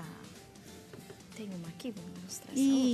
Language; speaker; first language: Portuguese; native; Portuguese